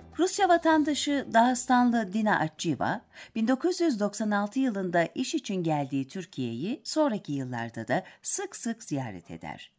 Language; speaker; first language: Turkish; native; Turkish